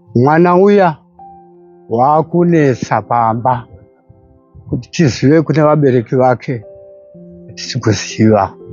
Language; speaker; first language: Shona; native; Shona